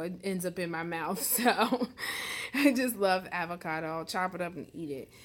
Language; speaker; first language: English; native; English